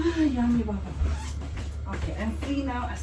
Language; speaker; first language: English; non-native, learner; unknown